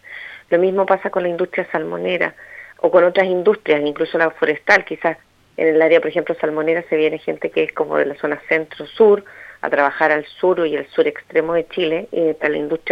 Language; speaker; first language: Spanish; native; Spanish